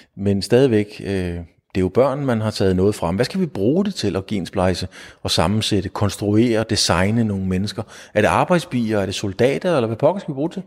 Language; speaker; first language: Danish; native; Danish